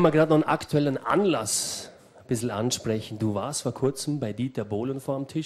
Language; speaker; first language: German; native; German